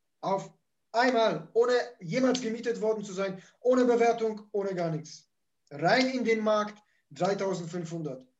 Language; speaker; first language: German; early bilingual, other home language; Polish